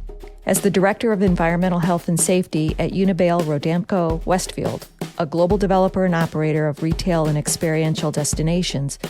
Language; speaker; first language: English; native; English